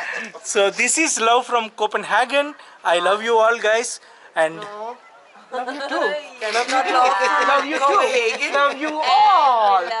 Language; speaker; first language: English; non-native, local second language; Telugu